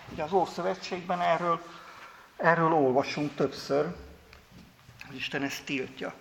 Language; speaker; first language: Hungarian; native; Hungarian